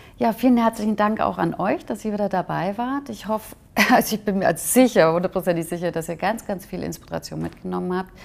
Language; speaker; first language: German; native; German